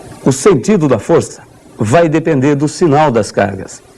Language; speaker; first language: Portuguese; native; Portuguese